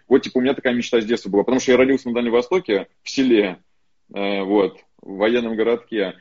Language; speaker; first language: Russian; native; Russian